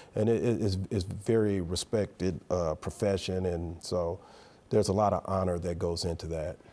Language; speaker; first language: English; native; English